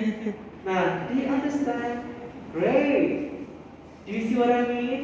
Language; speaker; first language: English; non-native, fluent; Indonesian